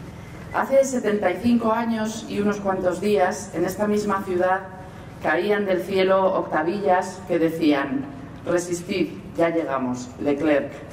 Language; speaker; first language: Spanish; native; Spanish